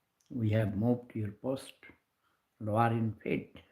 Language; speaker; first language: English; non-native, local second language; Bangla